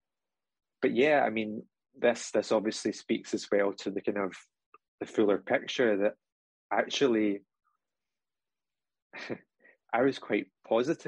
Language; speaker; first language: English; native; English